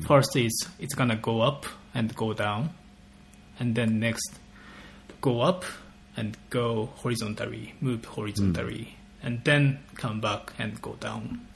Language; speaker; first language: English; non-native, fluent; Japanese